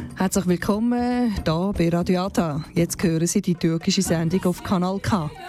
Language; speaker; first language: German; non-native, learner; Turkish